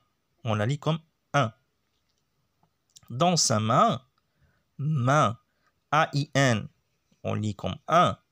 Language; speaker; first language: French; non-native, local second language; Arabic